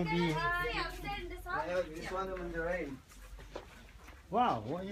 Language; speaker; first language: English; non-native, learner; Thai